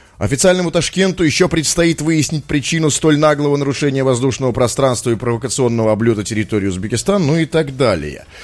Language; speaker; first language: Russian; native; Russian